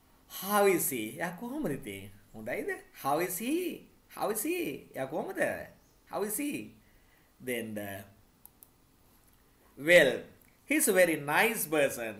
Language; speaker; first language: English; non-native, local second language; Sinhala